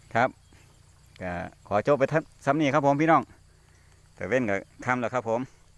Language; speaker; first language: Thai; native; Thai